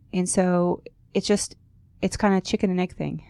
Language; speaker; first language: English; non-native, fluent; Hebrew